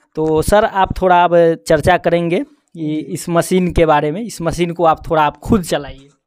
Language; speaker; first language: Hindi; native; Hindi